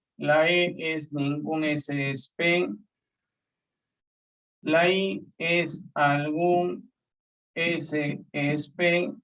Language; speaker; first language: Spanish; native; Spanish